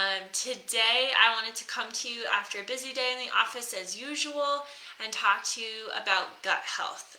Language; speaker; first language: English; native; English